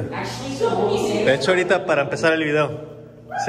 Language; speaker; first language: Spanish; early bilingual, heritage; Spanish